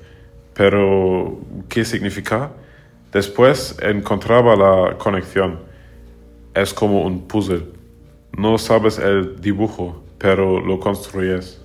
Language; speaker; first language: Spanish; non-native, learner; German